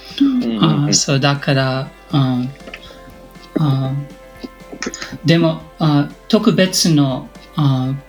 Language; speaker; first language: Japanese; non-native, learner; English